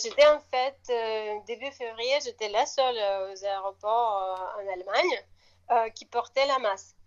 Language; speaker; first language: French; non-native, fluent; Russian